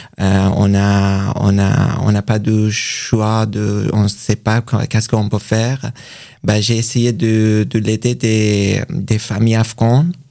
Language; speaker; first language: French; non-native, learner; Persian